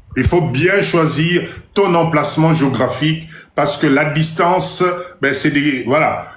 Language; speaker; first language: French; non-native, local second language; Lingala